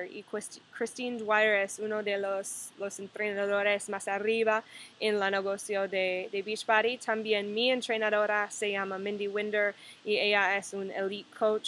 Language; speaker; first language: Spanish; non-native, fluent; English